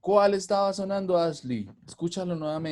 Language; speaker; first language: Spanish; native; Spanish